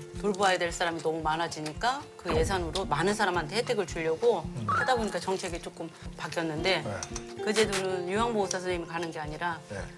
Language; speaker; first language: Korean; native; Korean